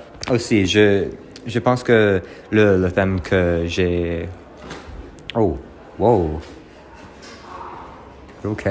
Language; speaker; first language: French; non-native, learner; English